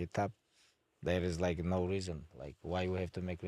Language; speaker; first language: English; non-native, fluent; Avaric